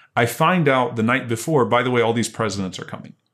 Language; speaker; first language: English; native; English